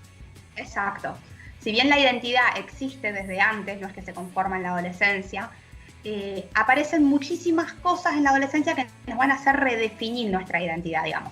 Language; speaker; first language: Spanish; native; Spanish